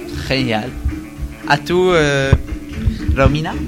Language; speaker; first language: Spanish; non-native, learner; French